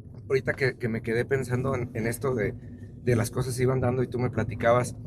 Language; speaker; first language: Spanish; native; Spanish